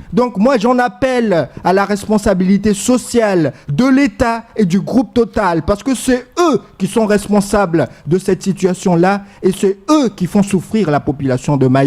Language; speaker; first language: French; non-native, local second language; Comorian